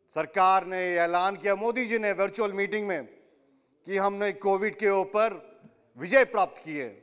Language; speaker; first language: Hindi; non-native, local second language; Odia